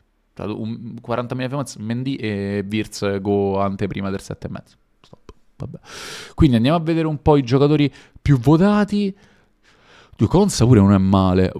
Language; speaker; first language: Italian; native; Italian